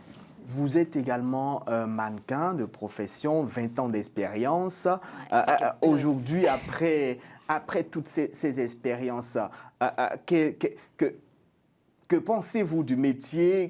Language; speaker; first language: French; native; French